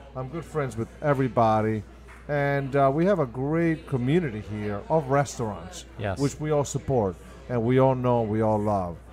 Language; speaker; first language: English; early bilingual, other home language; Spanish